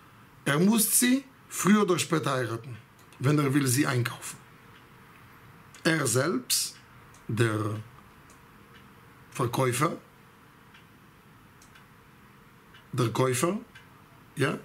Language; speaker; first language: German; non-native, fluent; Hebrew